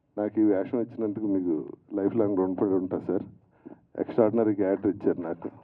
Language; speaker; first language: Telugu; native; Telugu